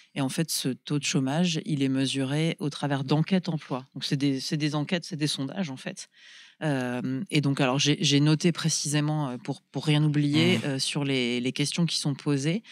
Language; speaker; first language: French; native; French